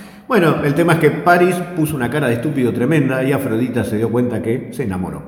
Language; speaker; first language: Spanish; native; Spanish